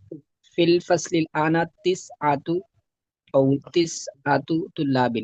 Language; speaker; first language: Arabic; non-native, learner; Urdu